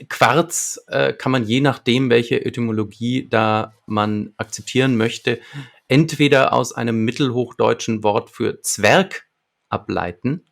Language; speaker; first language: German; native; German